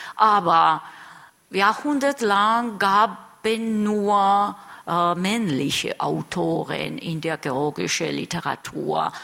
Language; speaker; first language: German; non-native, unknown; Georgian